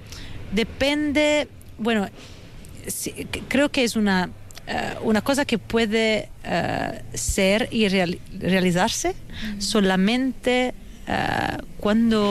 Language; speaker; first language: Spanish; non-native, fluent; Italian